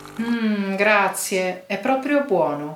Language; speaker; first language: Italian; non-native, fluent; Dutch